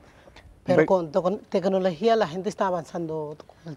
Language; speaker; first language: Spanish; non-native, learner; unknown